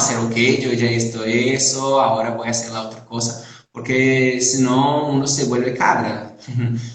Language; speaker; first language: Spanish; non-native, fluent; Portuguese